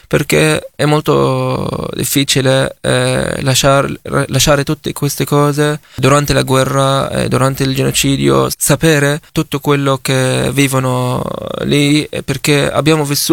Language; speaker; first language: Italian; non-native, fluent; Arabic